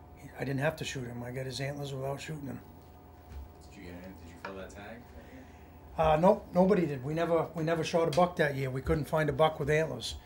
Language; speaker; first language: English; native; English